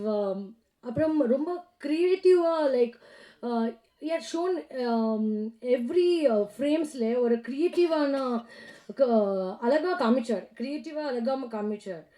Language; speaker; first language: Tamil; non-native, learner; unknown